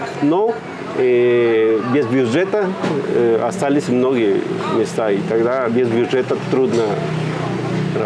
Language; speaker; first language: Russian; non-native, fluent; Spanish